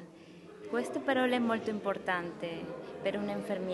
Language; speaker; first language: Italian; non-native, learner; Spanish